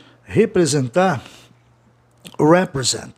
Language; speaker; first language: English; non-native, fluent; Portuguese